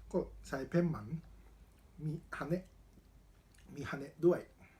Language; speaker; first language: Thai; non-native, learner; Japanese